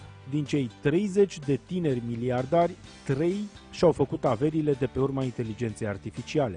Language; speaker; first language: Romanian; native; Romanian